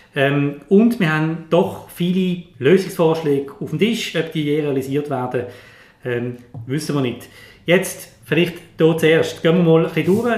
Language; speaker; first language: German; native; German